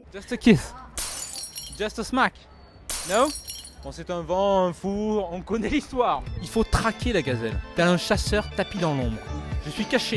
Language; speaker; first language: French; native; French